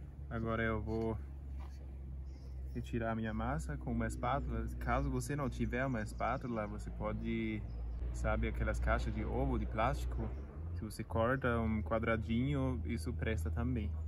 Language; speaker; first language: Portuguese; non-native, fluent; German